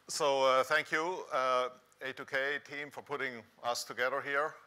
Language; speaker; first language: English; non-native, fluent; Swiss German